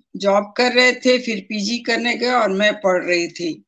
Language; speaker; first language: Hindi; native; Hindi